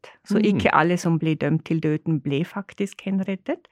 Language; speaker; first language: Norwegian; non-native, fluent; German